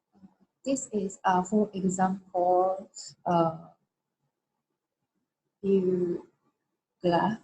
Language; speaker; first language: English; non-native, learner; Japanese